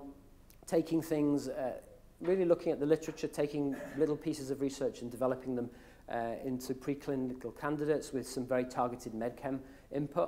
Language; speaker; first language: English; native; English